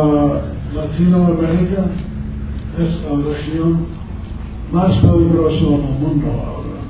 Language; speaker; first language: Spanish; non-native, learner; English